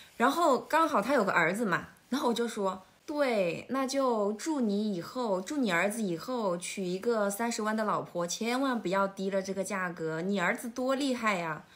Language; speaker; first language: Chinese; native; Chinese